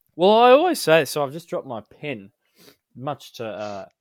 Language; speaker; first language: English; native; English